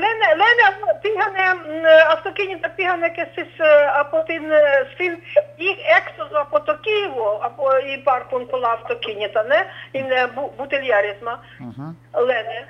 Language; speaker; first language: Greek; non-native, fluent; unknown